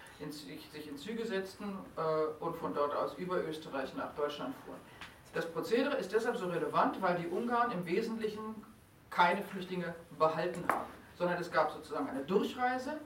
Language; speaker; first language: German; native; German